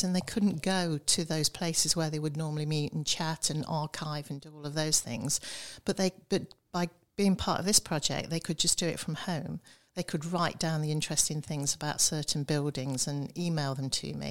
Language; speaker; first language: English; native; English